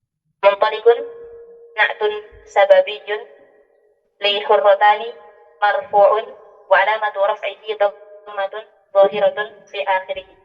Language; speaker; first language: Arabic; non-native, learner; Indonesian